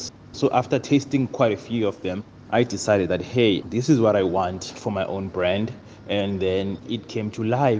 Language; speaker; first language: English; non-native, local second language; Xhosa